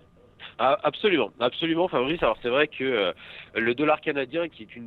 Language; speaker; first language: French; native; French